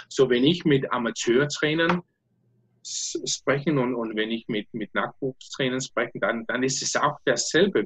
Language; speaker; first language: German; non-native, learner; Danish